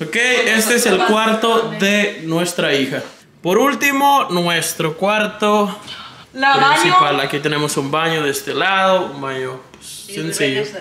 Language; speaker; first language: Spanish; native; Spanish